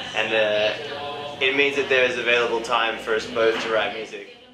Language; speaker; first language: English; native; English